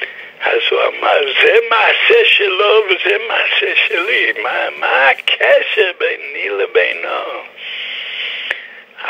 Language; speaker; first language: Hebrew; non-native, fluent; English